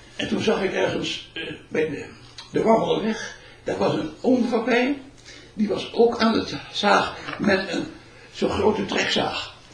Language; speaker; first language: Dutch; early bilingual, other home language; Malay